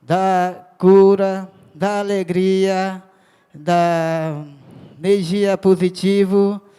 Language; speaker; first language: Portuguese; non-native, local second language; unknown